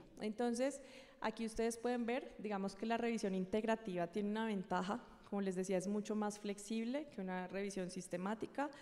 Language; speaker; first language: Spanish; native; Spanish